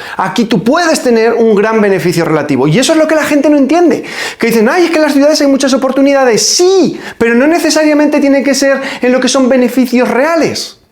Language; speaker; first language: Spanish; native; Spanish